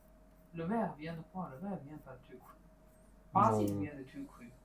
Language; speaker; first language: French; non-native, learner; Chinese